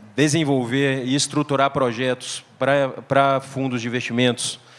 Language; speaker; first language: Portuguese; native; Portuguese